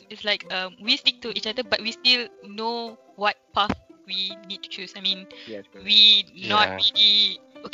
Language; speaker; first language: English; non-native, local second language; Malay